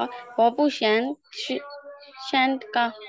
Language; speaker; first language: Chinese; non-native, learner; Thai